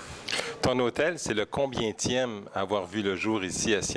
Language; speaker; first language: French; native; French